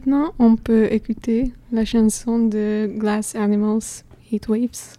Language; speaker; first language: French; non-native, fluent; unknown